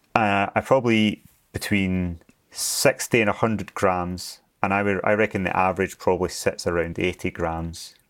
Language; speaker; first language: English; native; English